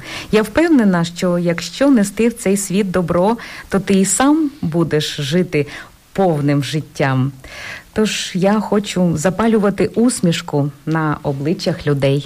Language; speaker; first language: Ukrainian; native; Ukrainian